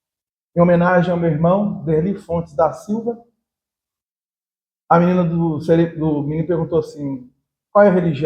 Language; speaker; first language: Portuguese; native; Portuguese